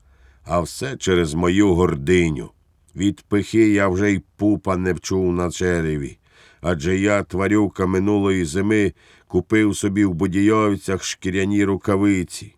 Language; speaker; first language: Ukrainian; native; Ukrainian